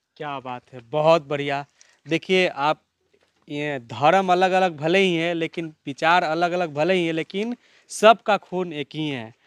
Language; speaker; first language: Hindi; native; Hindi